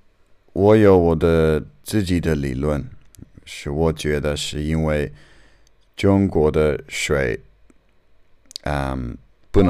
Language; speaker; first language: Chinese; non-native, learner; English